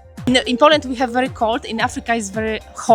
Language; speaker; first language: English; non-native, learner; Polish